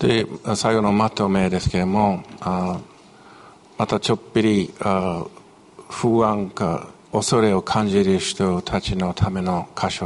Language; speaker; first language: Japanese; non-native, fluent; English